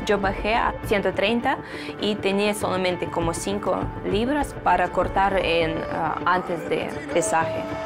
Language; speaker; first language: Spanish; non-native, fluent; Russian